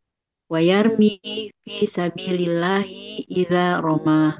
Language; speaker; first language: Arabic; non-native, learner; Indonesian